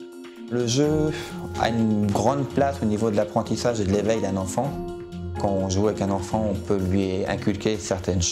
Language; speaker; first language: French; native; French